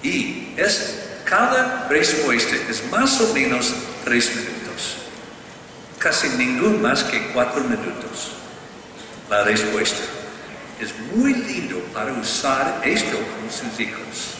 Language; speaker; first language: Spanish; non-native, learner; English